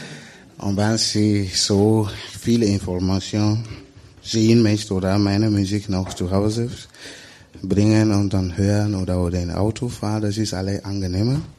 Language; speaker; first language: German; non-native, learner; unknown